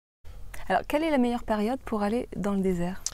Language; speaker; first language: French; native; French